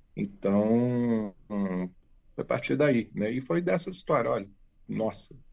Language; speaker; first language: Portuguese; native; Portuguese